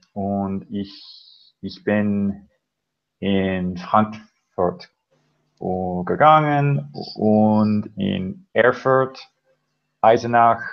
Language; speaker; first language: German; non-native, learner; English